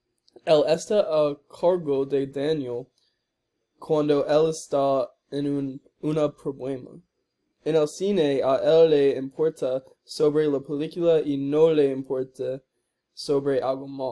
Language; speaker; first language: Spanish; non-native, learner; English